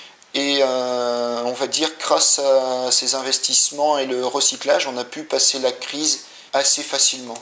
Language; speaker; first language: French; native; French